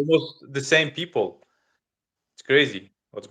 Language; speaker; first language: English; non-native, learner; Russian